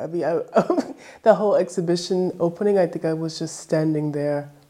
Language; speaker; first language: English; native; English